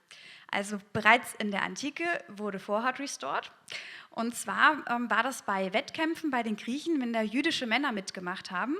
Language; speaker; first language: German; native; German